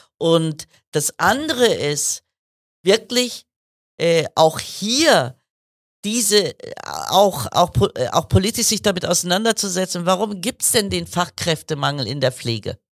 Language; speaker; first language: German; early bilingual, other home language; Kurdish